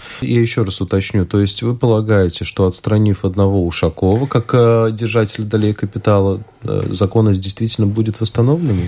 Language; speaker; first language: Russian; native; Russian